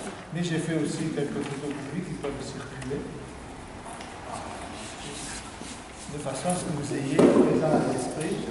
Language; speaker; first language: French; native; French